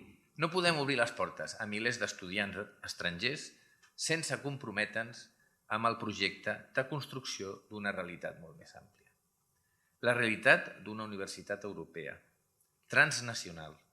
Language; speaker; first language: Catalan; native; Catalan